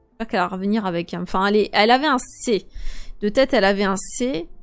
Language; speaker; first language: French; native; French